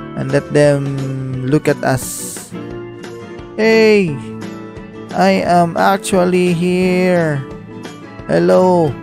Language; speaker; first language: English; non-native, local second language; Cebuano